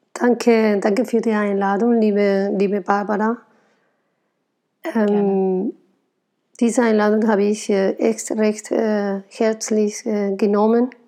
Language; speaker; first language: German; non-native, fluent; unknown